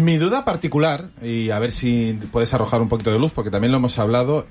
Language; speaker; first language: Spanish; native; Spanish